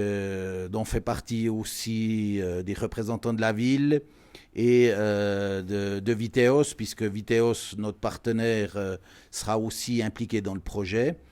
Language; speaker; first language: French; native; French